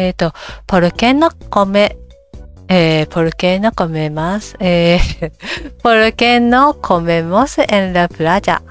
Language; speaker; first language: Spanish; non-native, learner; Japanese